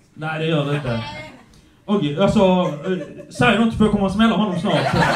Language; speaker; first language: Swedish; early bilingual, other home language; Polish